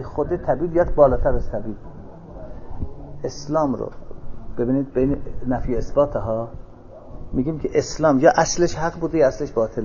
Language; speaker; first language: Persian; native; Persian